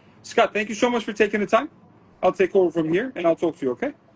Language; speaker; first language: English; non-native, fluent; Turkish